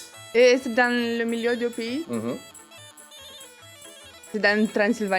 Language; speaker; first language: French; non-native, fluent; Romanian